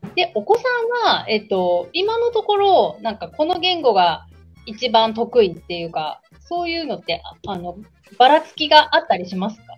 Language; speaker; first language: Japanese; native; Japanese